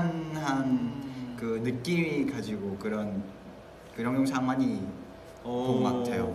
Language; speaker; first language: Korean; non-native, fluent; Vietnamese